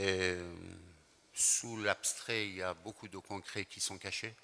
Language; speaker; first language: French; non-native, fluent; Persian